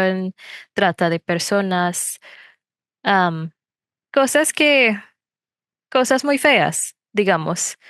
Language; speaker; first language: Spanish; non-native, fluent; English